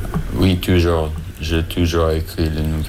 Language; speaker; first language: French; non-native, learner; English